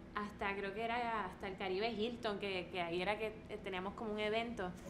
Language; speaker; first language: Spanish; native; Spanish